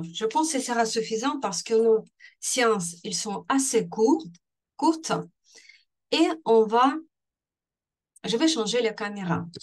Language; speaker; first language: French; non-native, fluent; Russian